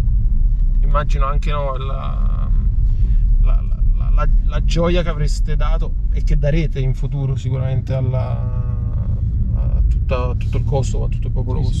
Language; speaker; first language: Italian; native; Italian